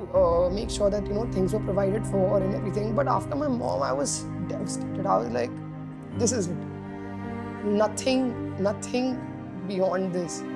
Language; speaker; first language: English; non-native, local second language; Hindi